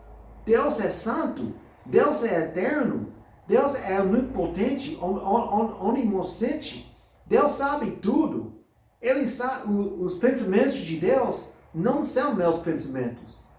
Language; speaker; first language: Portuguese; non-native, fluent; English